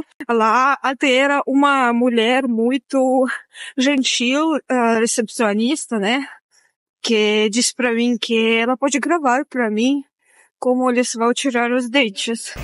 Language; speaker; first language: Portuguese; non-native, fluent; Russian